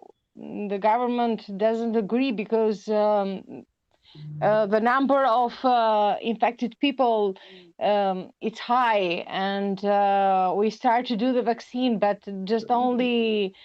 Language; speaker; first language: English; non-native, learner; Albanian